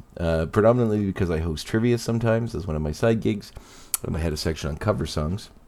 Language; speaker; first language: English; native; English